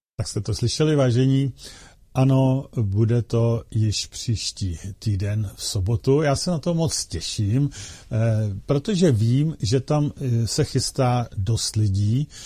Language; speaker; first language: Czech; native; Czech